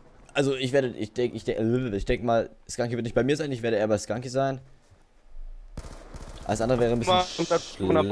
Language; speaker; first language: German; native; German